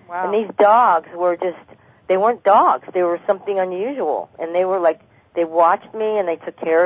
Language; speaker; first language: English; native; English